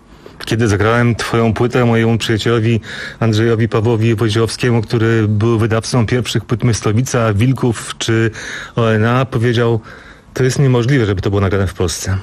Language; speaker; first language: Polish; native; Polish